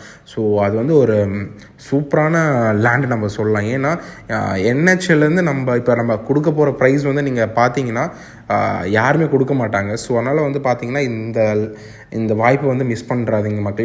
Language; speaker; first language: Tamil; native; Tamil